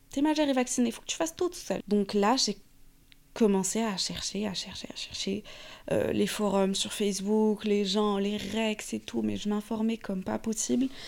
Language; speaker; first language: French; non-native, fluent; Arabic